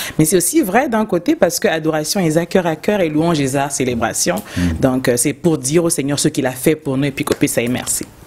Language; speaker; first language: French; non-native, local second language; Lingala